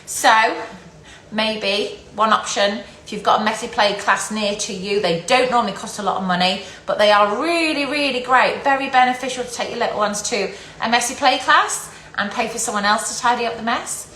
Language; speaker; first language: English; native; English